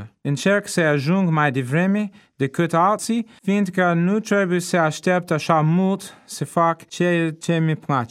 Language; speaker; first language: Romanian; non-native, fluent; English